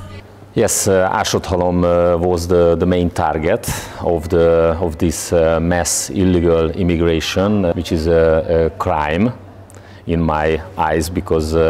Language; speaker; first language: English; non-native, learner; Hungarian